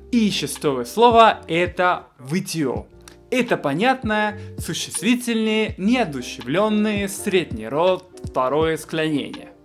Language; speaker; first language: Russian; non-native, fluent; Spanish